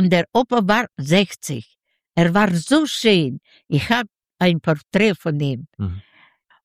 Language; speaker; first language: German; non-native, learner; Yiddish